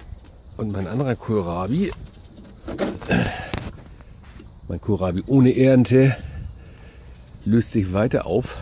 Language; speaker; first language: German; native; German